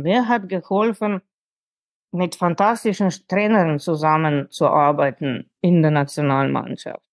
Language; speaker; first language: German; non-native, fluent; Slovenian